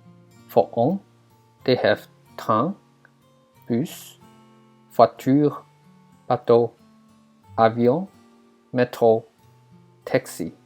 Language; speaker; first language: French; non-native, fluent; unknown